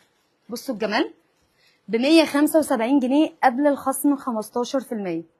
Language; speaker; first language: Arabic; native; Arabic